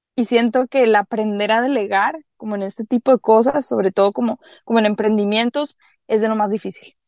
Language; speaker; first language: Spanish; native; Spanish